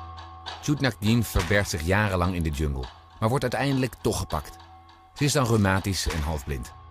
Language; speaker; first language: Dutch; native; Dutch